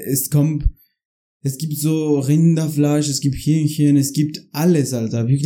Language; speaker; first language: German; non-native, learner; Spanish